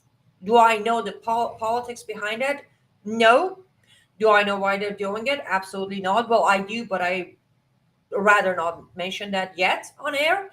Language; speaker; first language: English; non-native, fluent; Persian